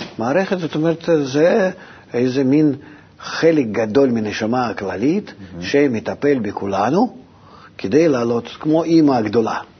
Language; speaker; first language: Hebrew; non-native, fluent; Russian